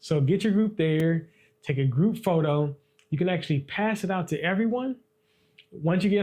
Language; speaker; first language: English; native; English